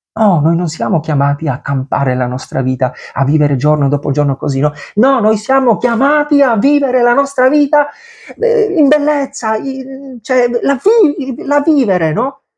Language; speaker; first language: Italian; non-native, fluent; Polish